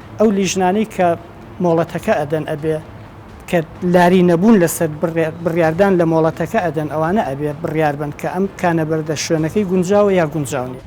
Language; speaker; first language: Central Kurdish; native; Central Kurdish